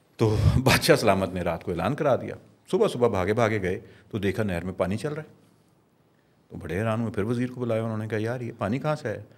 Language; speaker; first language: Urdu; non-native, local second language; Punjabi